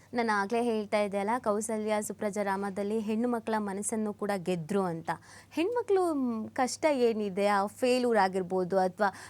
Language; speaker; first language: Kannada; native; Kannada